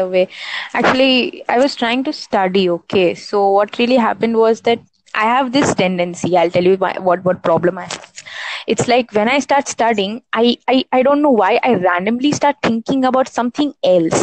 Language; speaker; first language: English; non-native, local second language; Hindi